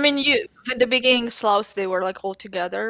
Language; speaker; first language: English; non-native, fluent; Ukrainian